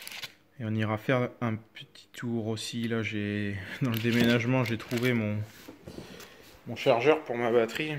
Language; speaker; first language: French; native; French